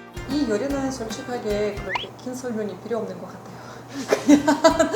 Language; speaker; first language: Korean; non-native, fluent; Russian